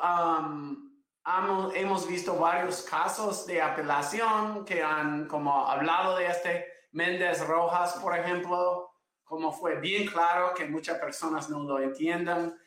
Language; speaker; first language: Spanish; non-native, fluent; English